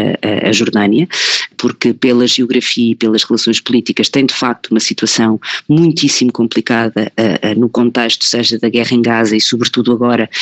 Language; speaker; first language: Portuguese; native; Portuguese